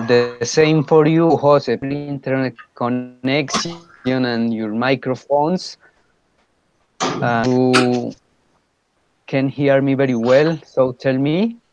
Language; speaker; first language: English; non-native, fluent; Spanish